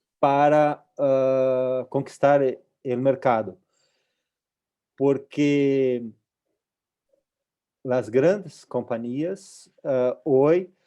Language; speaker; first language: Spanish; non-native, local second language; Portuguese